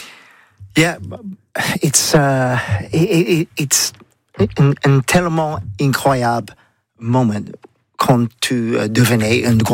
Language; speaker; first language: French; non-native, learner; English